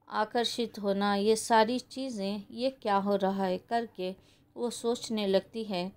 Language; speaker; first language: Hindi; non-native, local second language; Kannada